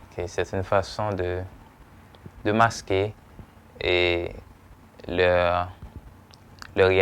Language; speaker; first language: French; non-native, local second language; Haitian Creole